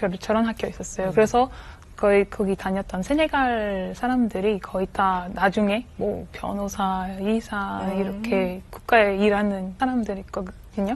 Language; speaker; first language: Korean; non-native, fluent; French